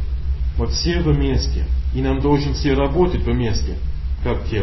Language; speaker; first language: Russian; non-native, learner; English